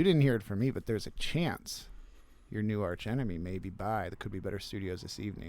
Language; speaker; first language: English; native; English